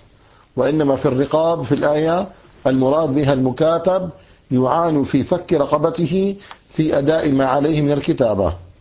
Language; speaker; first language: Arabic; native; Arabic